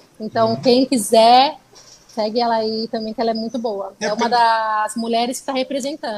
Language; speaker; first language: Portuguese; native; Portuguese